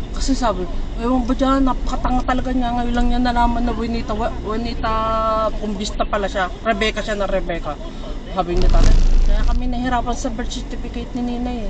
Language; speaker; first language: Filipino; native; Filipino